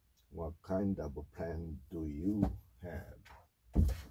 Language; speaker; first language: English; non-native, fluent; Korean